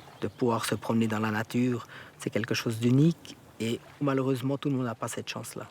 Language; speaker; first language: French; native; French